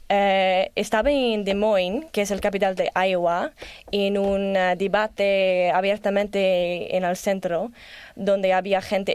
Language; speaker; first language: Spanish; non-native, learner; English